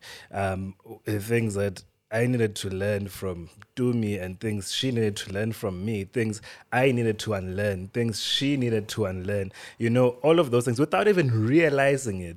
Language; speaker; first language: English; non-native, local second language; Swati